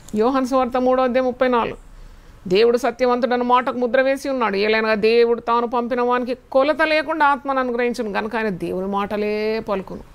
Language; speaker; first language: Telugu; non-native, fluent; Malayalam